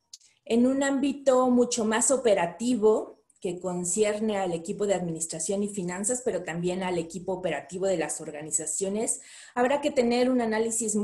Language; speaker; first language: Spanish; native; Spanish